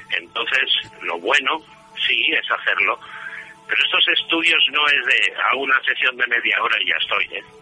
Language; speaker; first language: Spanish; native; Spanish